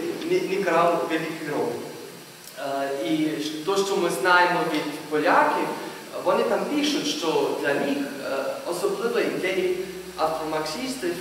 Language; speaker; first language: Ukrainian; non-native, learner; German